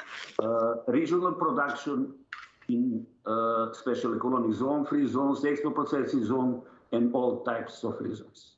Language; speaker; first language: English; non-native, learner; Serbian